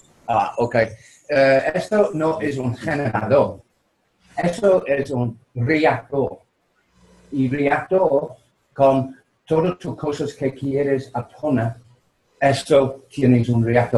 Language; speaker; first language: Spanish; non-native, learner; English